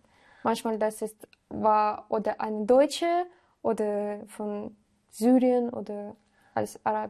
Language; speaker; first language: German; non-native, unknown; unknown